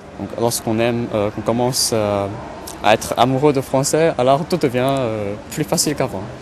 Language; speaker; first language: French; non-native, fluent; Chinese